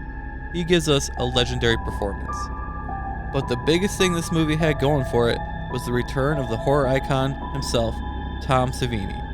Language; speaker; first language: English; native; English